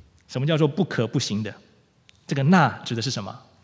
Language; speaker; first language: Chinese; native; Chinese